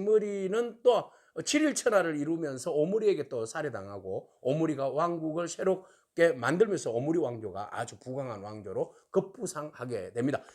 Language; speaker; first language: Korean; native; Korean